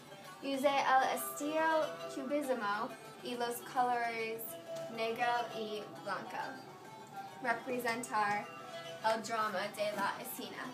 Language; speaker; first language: Spanish; non-native, learner; English